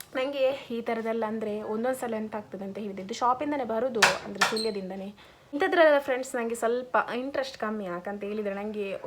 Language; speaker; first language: Kannada; non-native, local second language; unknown